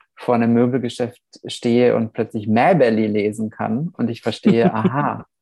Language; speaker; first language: German; native; German